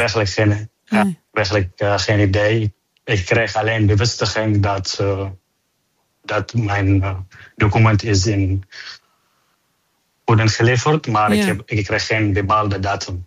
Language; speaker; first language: Dutch; non-native, fluent; Arabic